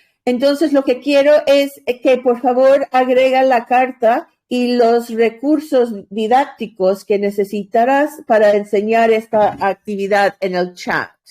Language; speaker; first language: Spanish; non-native, learner; English